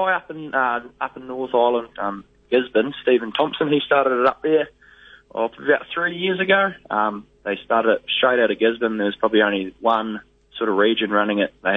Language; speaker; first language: English; native; English